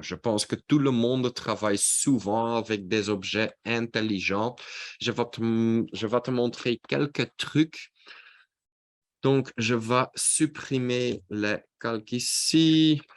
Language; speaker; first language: French; non-native, local second language; Dutch